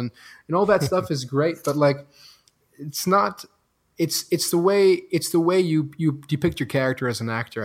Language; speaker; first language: English; non-native, fluent; French